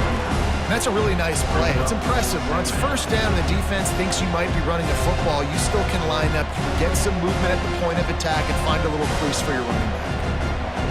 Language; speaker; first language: English; native; English